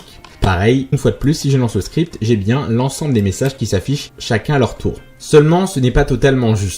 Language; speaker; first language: French; native; French